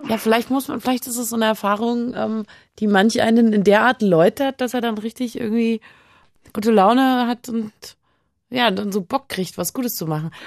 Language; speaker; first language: German; native; German